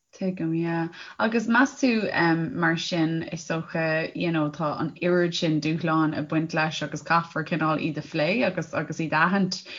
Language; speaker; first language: Irish; non-native, local second language; English